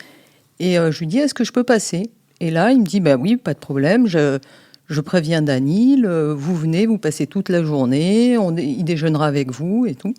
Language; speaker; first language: French; native; French